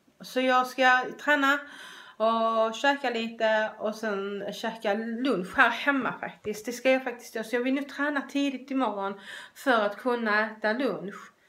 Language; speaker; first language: Swedish; native; Swedish